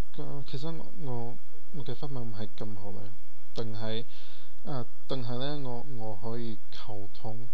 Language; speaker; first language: Cantonese; non-native, learner; Portuguese